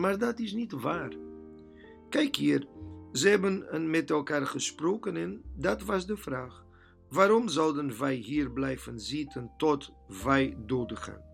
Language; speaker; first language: Dutch; non-native, learner; Portuguese